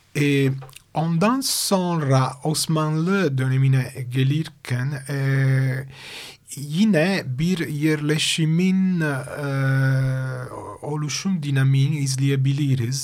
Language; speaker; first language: Turkish; non-native, fluent; Italian